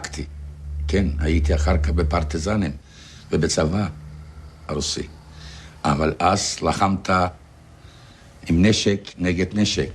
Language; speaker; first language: Hebrew; non-native, fluent; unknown